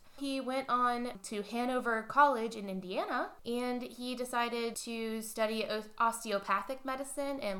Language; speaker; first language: English; native; English